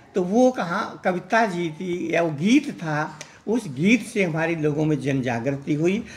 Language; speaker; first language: Hindi; native; Hindi